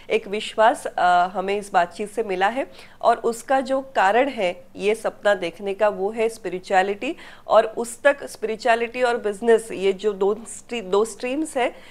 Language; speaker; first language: Hindi; non-native, local second language; Marathi